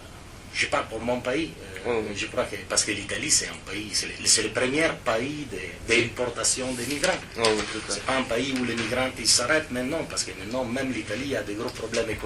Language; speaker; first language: French; non-native, fluent; Italian